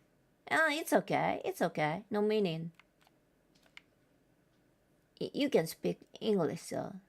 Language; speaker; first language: English; non-native, learner; Japanese